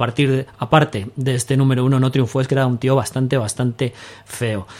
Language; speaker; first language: Spanish; native; Spanish